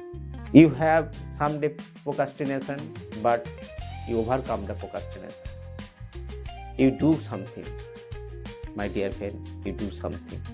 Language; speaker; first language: English; non-native, learner; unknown